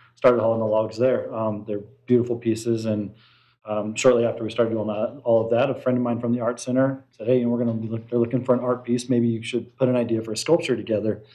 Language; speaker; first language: English; native; English